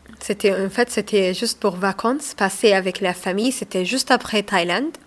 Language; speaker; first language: French; non-native, learner; Somali